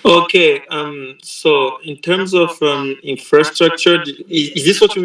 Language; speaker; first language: English; non-native, learner; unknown